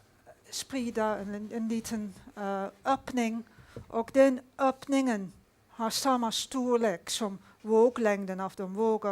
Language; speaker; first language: Swedish; non-native, fluent; Dutch